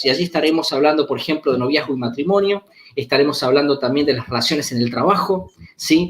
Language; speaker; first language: Spanish; native; Spanish